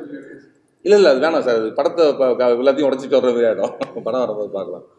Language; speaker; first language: Tamil; native; Tamil